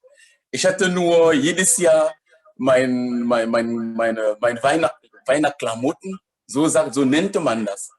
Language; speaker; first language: German; non-native, fluent; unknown